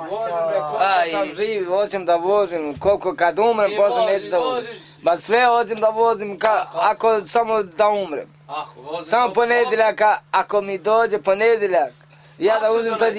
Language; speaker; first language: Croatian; non-native, local second language; Romany